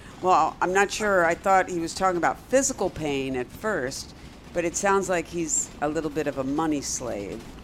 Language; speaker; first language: English; native; English